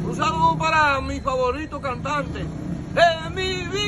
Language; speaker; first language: Spanish; native; Spanish